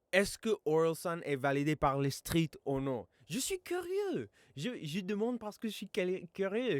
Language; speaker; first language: French; non-native, fluent; English